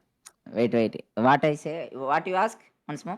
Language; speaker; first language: English; non-native, learner; Malayalam